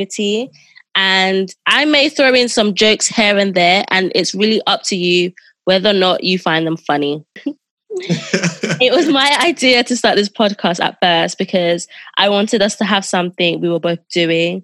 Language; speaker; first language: English; non-native, local second language; Yoruba